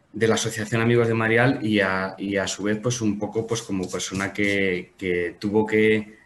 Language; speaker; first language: Spanish; native; Spanish